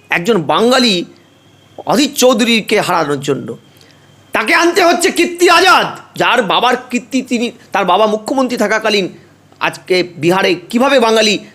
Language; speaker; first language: Bangla; native; Bangla